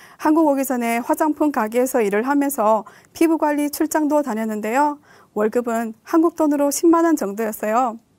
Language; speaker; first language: Korean; native; Korean